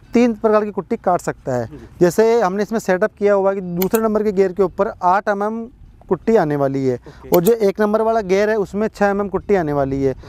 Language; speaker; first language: Hindi; native; Hindi